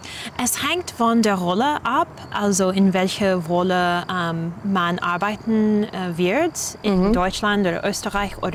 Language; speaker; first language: German; non-native, learner; English